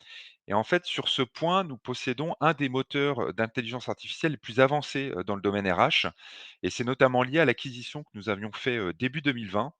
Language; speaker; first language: French; native; French